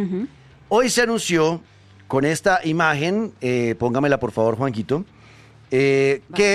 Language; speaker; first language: Spanish; native; Spanish